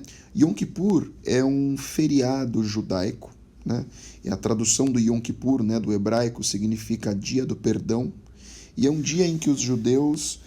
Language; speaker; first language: Portuguese; native; Portuguese